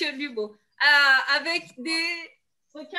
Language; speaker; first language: French; non-native, fluent; Turkish